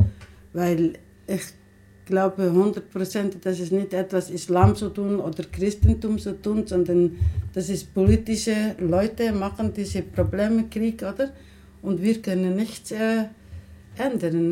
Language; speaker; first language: German; non-native, learner; Somali